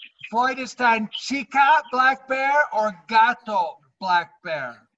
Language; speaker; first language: English; native; English